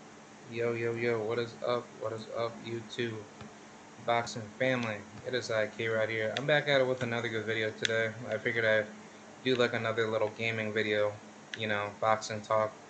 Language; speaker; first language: English; native; English